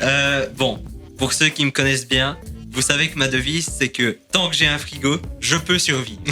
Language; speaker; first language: French; native; French